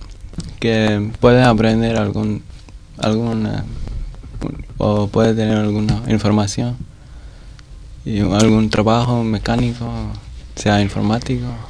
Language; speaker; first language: Spanish; non-native, local second language; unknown